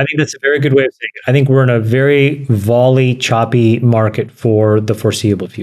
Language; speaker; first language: English; native; English